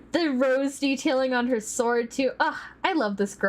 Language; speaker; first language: English; native; English